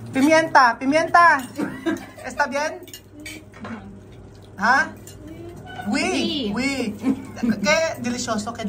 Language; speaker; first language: Spanish; non-native, learner; Filipino